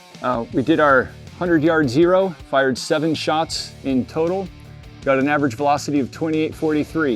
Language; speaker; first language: English; native; English